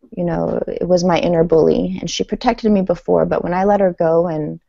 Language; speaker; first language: English; early bilingual, other home language; Persian